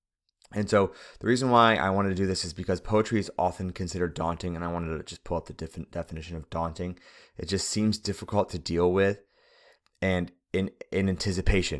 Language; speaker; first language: English; native; English